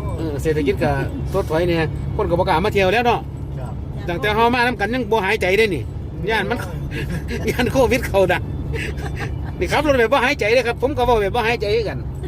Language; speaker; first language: Thai; native; Thai